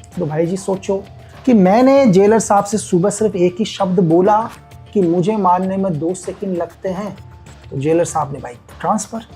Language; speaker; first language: Hindi; native; Hindi